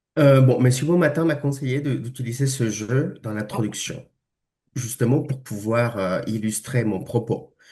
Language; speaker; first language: French; non-native, fluent; Spanish